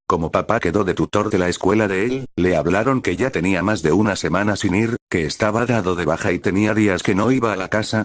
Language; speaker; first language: Spanish; native; Spanish